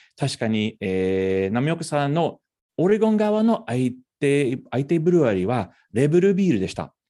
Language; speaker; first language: Japanese; non-native, fluent; English